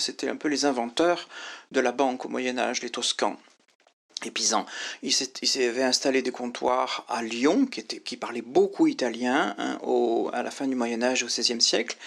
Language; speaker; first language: French; native; French